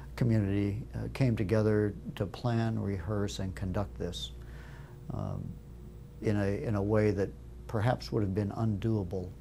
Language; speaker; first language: English; native; English